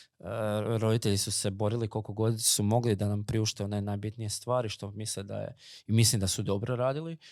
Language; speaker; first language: Croatian; native; Croatian